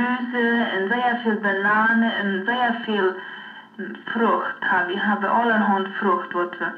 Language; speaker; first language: German; non-native, learner; Low German